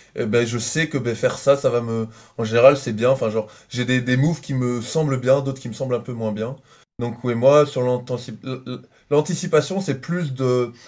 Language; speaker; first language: French; native; French